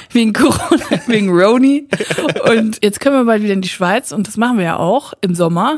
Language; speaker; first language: German; native; German